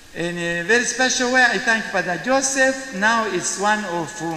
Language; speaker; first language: English; non-native, local second language; Swahili